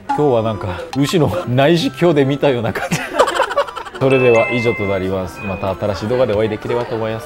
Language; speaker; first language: Japanese; non-native, fluent; Korean